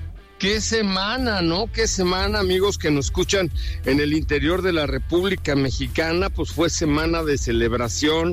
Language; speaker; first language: Spanish; native; Spanish